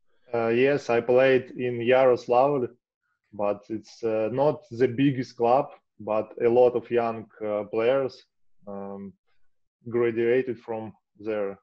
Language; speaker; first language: English; non-native, learner; Russian